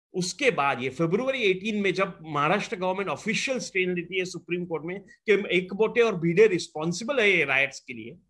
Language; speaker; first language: Hindi; non-native, local second language; Gujarati